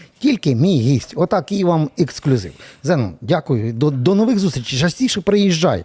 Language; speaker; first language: Ukrainian; native; Ukrainian